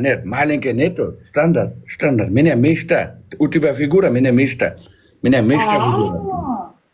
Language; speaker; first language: Russian; non-native, learner; Uzbek